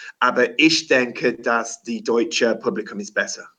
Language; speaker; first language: German; non-native, learner; English